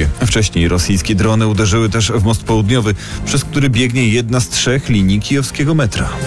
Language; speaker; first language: Polish; native; Polish